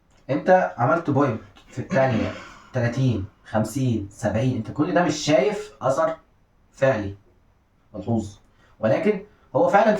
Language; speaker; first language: Arabic; native; Arabic